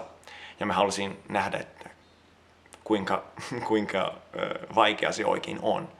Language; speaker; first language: Finnish; non-native, fluent; Italian